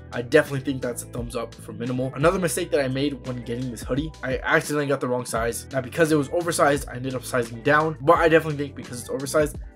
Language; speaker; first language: English; native; English